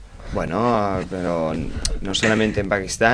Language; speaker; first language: Spanish; native; Spanish